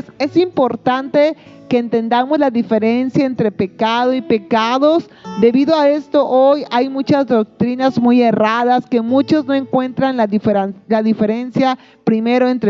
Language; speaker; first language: Spanish; native; Spanish